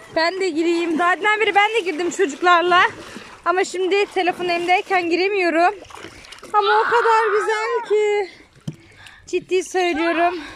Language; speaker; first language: Turkish; early bilingual, heritage; Turkish